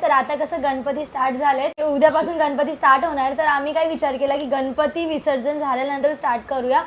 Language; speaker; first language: Marathi; non-native, fluent; Hindi